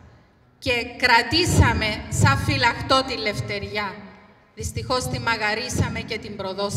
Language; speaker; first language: Greek; native; Greek